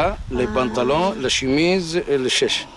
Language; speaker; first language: French; non-native, local second language; Arabic